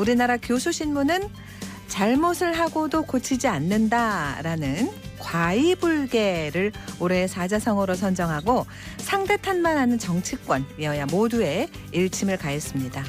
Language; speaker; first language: Korean; native; Korean